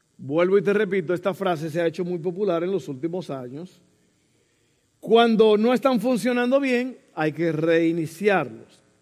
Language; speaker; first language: Spanish; early bilingual, heritage; Spanish